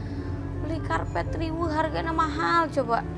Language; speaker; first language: Indonesian; native; Indonesian